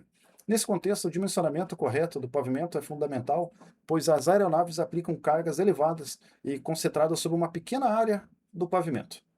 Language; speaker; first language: Portuguese; native; Portuguese